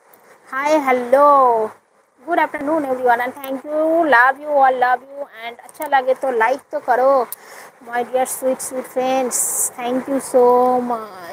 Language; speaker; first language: Hindi; non-native, local second language; Bangla